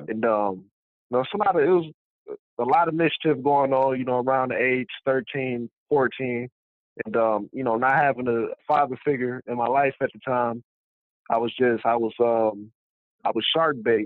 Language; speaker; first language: English; native; English